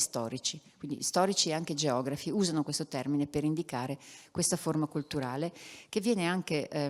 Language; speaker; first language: Italian; native; Italian